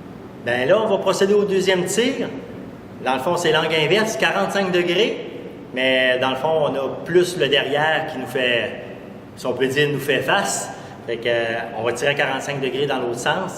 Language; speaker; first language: French; native; French